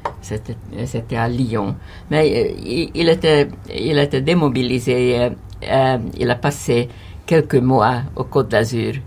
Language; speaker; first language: French; non-native, fluent; Hungarian